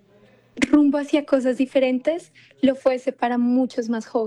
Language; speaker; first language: Spanish; native; Spanish